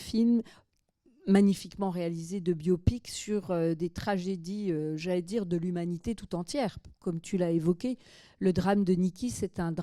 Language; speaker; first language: French; native; French